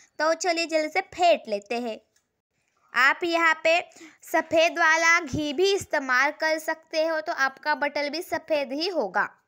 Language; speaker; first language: Hindi; non-native, local second language; Marathi